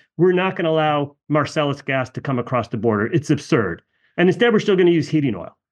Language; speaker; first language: English; native; English